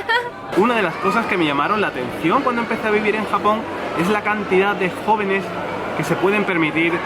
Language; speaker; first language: Spanish; native; Spanish